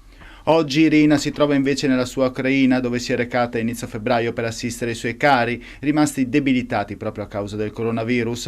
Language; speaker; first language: Italian; native; Italian